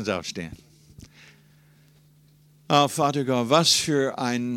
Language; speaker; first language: German; non-native, fluent; English